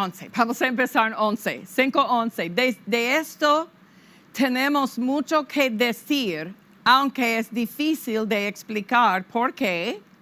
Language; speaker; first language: Spanish; non-native, fluent; English